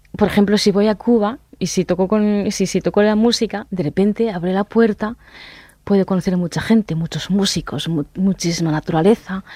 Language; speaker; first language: Spanish; non-native, fluent; Japanese